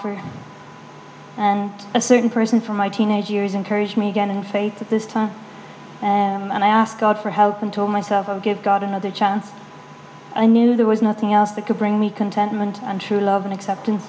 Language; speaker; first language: English; native; English